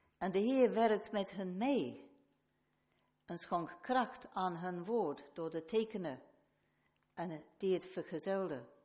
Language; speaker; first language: Dutch; non-native, fluent; English